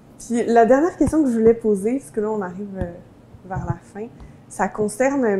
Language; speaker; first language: French; native; French